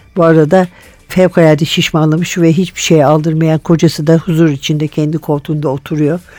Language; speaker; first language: Turkish; native; Turkish